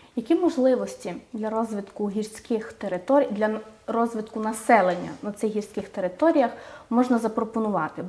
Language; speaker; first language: Ukrainian; native; Ukrainian